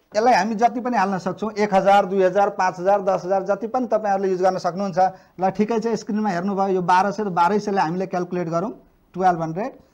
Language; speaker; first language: Nepali; non-native, local second language; Maithili